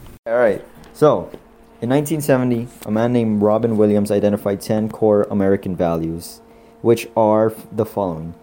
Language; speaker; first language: English; early bilingual, other home language; Spanish